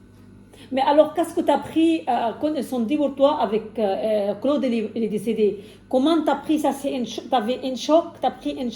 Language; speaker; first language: French; non-native, fluent; Arabic